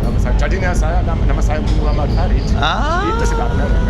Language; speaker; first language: Indonesian; non-native, fluent; German